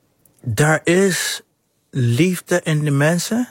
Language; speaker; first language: Dutch; non-native, fluent; English